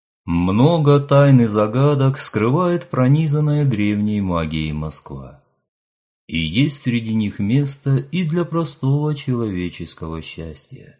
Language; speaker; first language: Russian; native; Russian